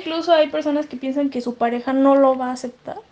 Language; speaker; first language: Spanish; native; Spanish